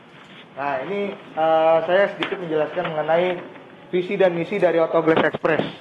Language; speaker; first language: Indonesian; native; Indonesian